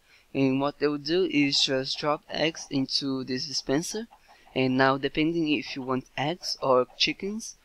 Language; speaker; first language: English; non-native, fluent; Portuguese